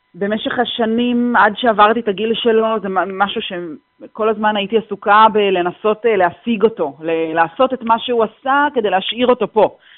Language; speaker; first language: Hebrew; native; Hebrew